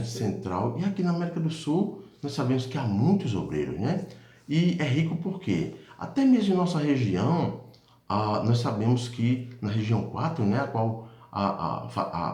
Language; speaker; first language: Portuguese; native; Portuguese